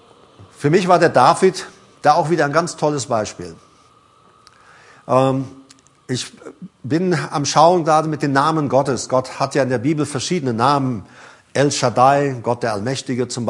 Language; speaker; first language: German; native; German